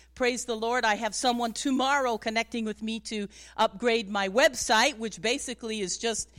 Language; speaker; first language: English; native; English